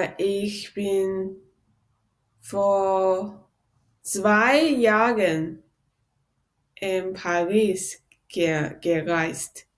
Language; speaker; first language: German; non-native, learner; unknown